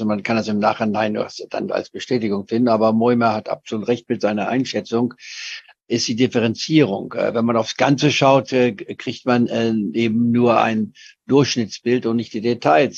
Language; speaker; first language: German; native; German